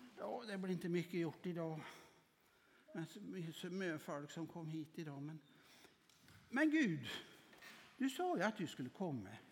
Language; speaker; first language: Swedish; native; Swedish